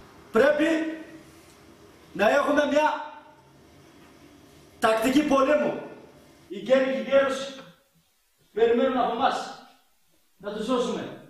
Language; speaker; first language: Greek; non-native, learner; Punjabi